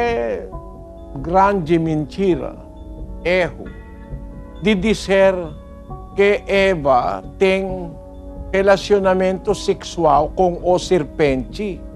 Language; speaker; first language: Portuguese; non-native, learner; Filipino